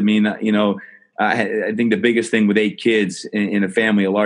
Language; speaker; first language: English; native; English